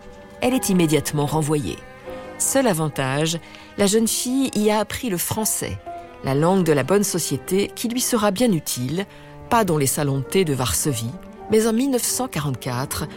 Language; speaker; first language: French; native; French